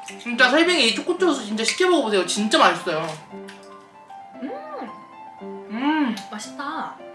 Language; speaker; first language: Korean; native; Korean